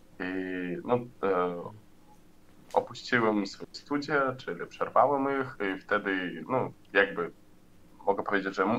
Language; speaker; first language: Polish; non-native, learner; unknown